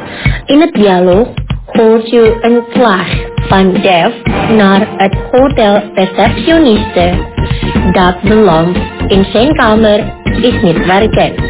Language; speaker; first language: Dutch; non-native, learner; Indonesian